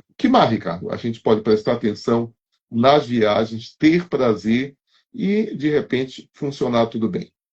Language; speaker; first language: Portuguese; native; Portuguese